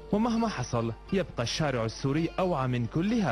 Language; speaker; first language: Arabic; native; Arabic